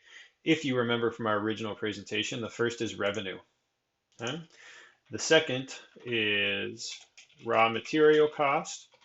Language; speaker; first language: English; native; English